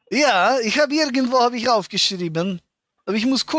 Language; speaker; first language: German; native; German